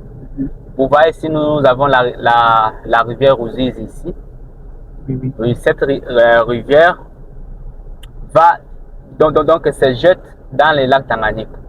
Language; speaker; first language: French; non-native, local second language; Rundi